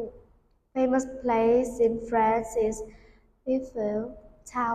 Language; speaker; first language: English; non-native, learner; Vietnamese